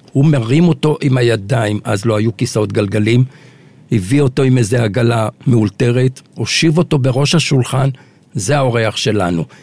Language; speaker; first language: Hebrew; early bilingual, other home language; Arabic